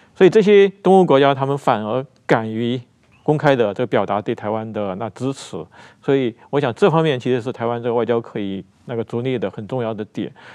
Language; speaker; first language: Chinese; native; Chinese